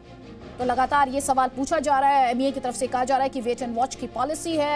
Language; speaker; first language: Hindi; native; Hindi